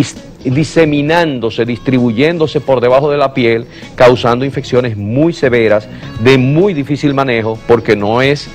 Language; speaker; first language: Spanish; native; Spanish